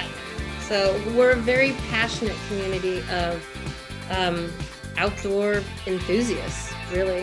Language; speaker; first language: English; native; English